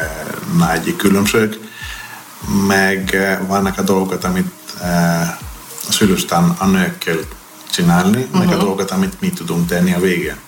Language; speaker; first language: Hungarian; non-native, learner; Greek